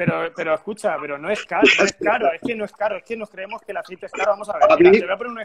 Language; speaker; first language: Spanish; native; Spanish